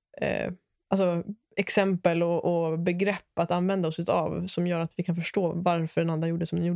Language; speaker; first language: Swedish; native; Swedish